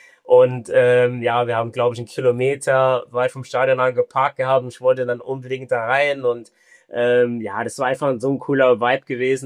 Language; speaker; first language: German; early bilingual, other home language; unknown